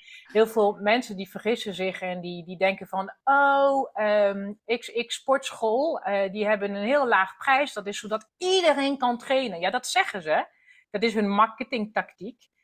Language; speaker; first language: Dutch; non-native, fluent; French